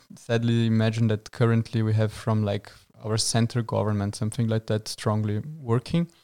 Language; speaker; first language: English; non-native, fluent; Portuguese